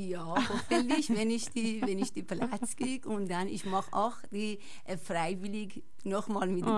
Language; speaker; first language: German; non-native, local second language; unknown